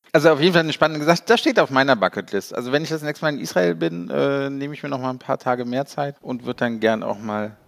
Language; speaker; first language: German; native; German